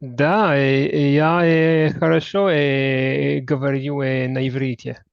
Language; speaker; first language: Russian; non-native, learner; Hebrew